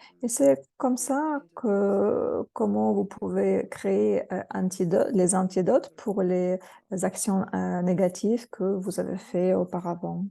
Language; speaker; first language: French; non-native, fluent; Russian